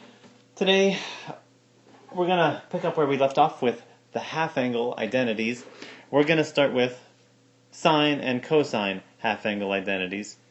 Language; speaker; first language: English; native; English